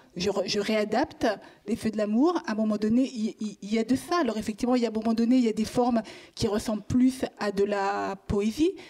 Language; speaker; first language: French; native; French